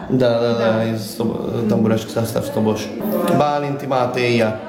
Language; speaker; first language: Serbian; non-native, local second language; Hungarian